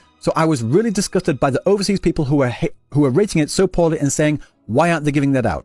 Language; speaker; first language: English; native; English